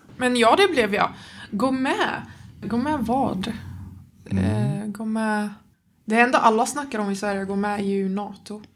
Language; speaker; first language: Swedish; non-native, fluent; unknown